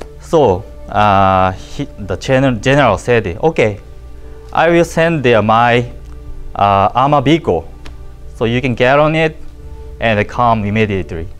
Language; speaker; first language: English; non-native, learner; Japanese